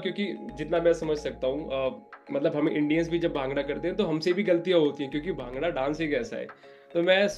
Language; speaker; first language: Hindi; native; Hindi